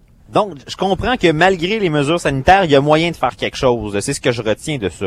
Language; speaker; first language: French; native; French